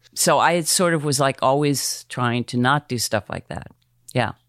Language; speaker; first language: English; native; English